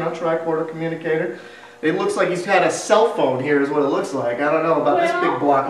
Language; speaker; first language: English; native; English